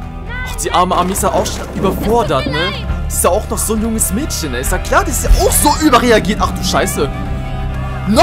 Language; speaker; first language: German; native; German